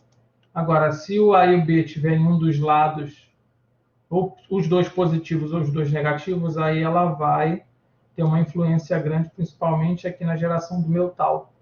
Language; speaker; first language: Portuguese; native; Portuguese